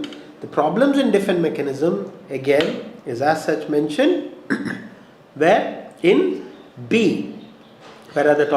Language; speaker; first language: English; non-native, local second language; Malayalam